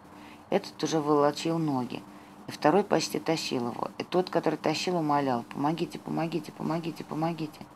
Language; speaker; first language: Russian; native; Russian